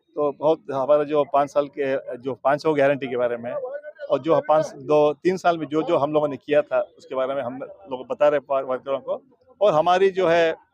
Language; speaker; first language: Hindi; non-native, local second language; Kannada